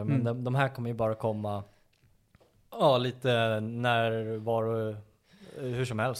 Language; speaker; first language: Swedish; native; Swedish